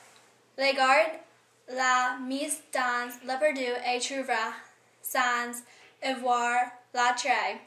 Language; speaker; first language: French; non-native, learner; English